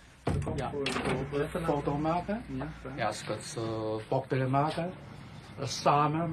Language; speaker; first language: Dutch; non-native, learner; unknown